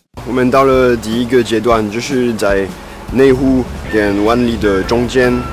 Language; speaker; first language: Chinese; non-native, fluent; French